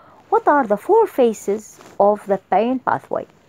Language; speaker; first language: English; non-native, fluent; Arabic